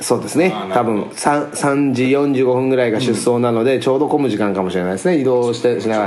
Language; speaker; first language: Japanese; native; Japanese